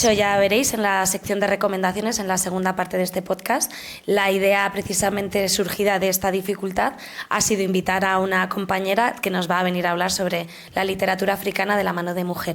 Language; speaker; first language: Spanish; native; Spanish